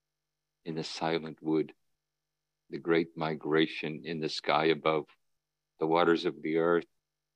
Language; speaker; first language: English; native; English